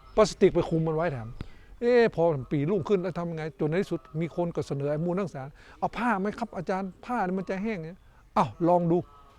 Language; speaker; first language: Thai; native; Thai